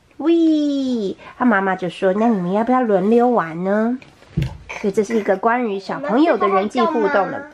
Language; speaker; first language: Chinese; native; Chinese